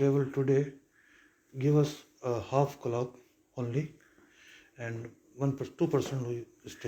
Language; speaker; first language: English; non-native, learner; Urdu